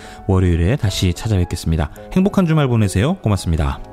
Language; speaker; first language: Korean; native; Korean